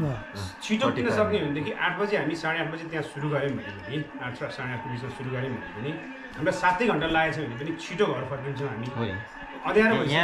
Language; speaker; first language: Nepali; native; Nepali